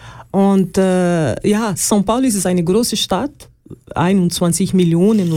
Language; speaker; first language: German; non-native, learner; Portuguese